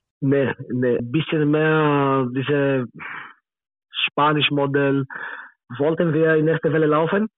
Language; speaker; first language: German; non-native, learner; Greek